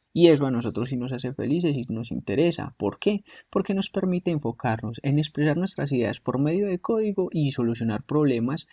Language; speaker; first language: Spanish; native; Spanish